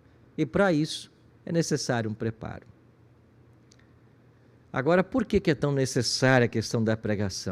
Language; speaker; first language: Portuguese; native; Portuguese